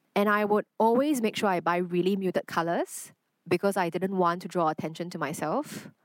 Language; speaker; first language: English; non-native, local second language; Chinese